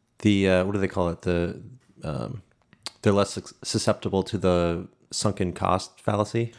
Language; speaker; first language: English; native; English